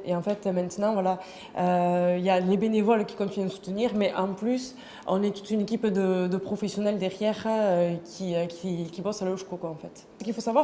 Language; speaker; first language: French; native; French